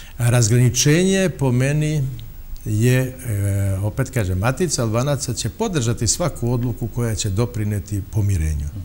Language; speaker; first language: Bosnian; non-native, local second language; Albanian